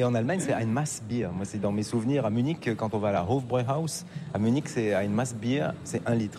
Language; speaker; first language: French; native; French